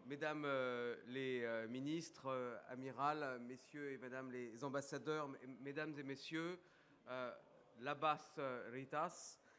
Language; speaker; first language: French; native; French